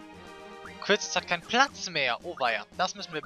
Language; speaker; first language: German; native; German